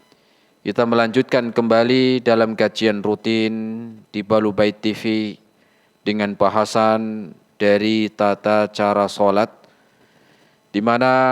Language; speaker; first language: Indonesian; native; Indonesian